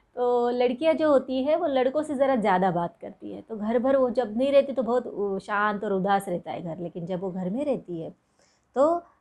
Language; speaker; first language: Hindi; non-native, local second language; Marathi